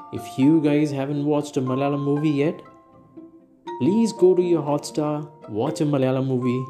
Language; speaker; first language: English; non-native, local second language; Malayalam